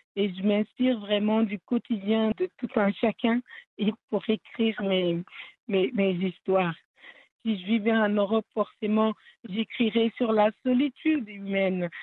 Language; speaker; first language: French; non-native, local second language; Wolof